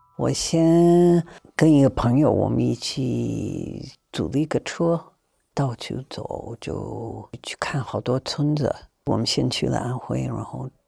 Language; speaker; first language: Chinese; non-native, fluent; English